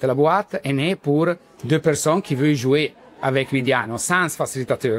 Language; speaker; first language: French; non-native, learner; Italian